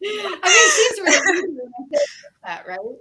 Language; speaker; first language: English; native; English